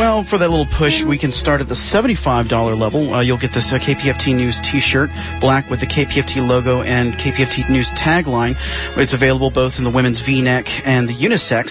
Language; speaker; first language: English; native; English